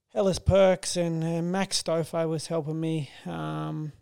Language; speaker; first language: English; native; English